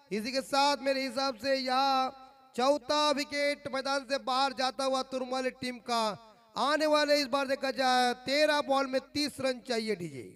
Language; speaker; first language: Hindi; non-native, local second language; Marathi